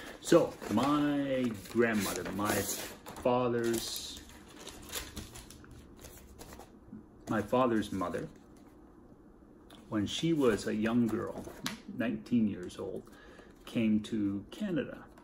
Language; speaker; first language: English; native; English